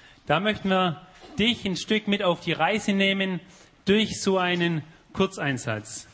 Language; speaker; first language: German; native; German